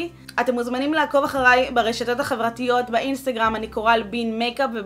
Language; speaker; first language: Hebrew; native; Hebrew